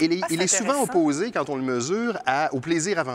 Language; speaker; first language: French; native; French